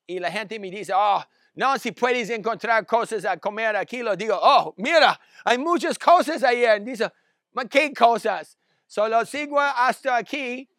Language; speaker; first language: Spanish; non-native, learner; English